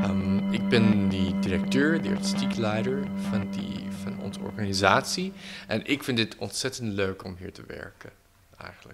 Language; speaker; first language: Dutch; non-native, fluent; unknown